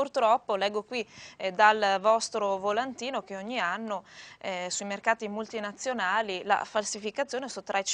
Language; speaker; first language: Italian; native; Italian